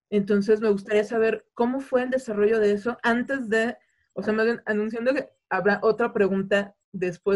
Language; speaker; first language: Spanish; native; Spanish